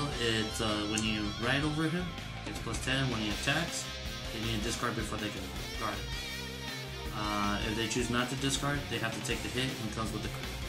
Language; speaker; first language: English; native; English